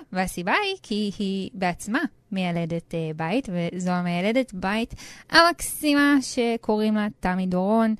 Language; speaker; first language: Hebrew; native; Hebrew